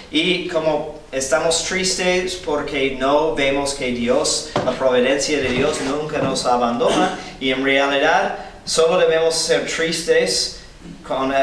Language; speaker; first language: Spanish; non-native, fluent; English